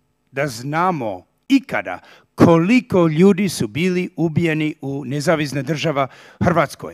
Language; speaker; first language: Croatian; early bilingual, heritage; Serbian